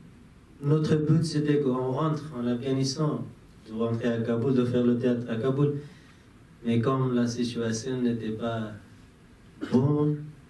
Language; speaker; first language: French; non-native, fluent; Persian